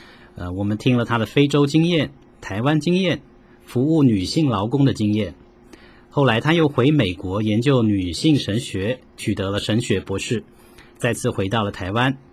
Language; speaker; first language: Chinese; native; Chinese